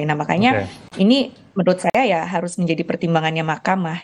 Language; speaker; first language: Indonesian; native; Indonesian